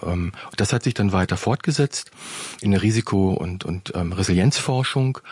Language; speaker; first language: German; native; German